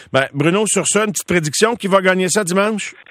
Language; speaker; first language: French; native; French